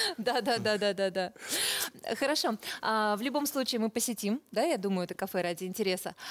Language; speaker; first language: Russian; native; Russian